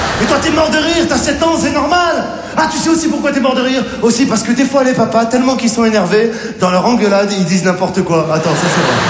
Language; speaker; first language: French; native; French